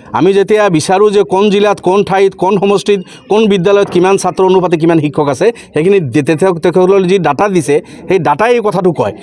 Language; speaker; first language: Assamese; non-native, local second language; Bangla